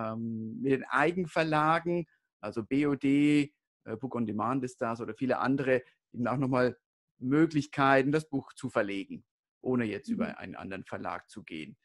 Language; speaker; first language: German; native; German